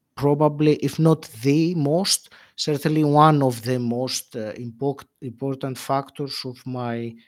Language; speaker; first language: English; non-native, fluent; Greek